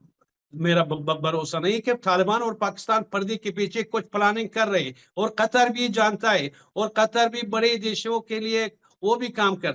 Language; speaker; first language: Hindi; non-native, fluent; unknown